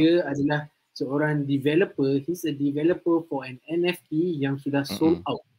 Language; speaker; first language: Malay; native; Malay